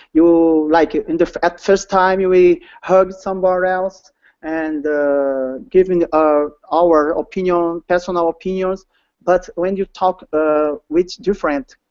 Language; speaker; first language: English; non-native, learner; Portuguese